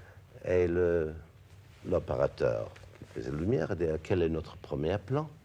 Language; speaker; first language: French; non-native, fluent; English